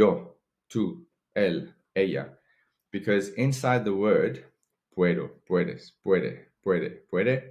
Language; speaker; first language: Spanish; non-native, fluent; English